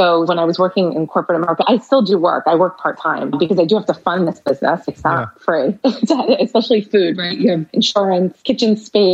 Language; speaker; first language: English; early bilingual, other home language; Arabic